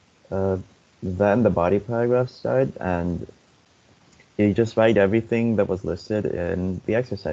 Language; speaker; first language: English; non-native, fluent; Lithuanian